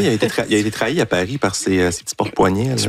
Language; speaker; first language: French; native; French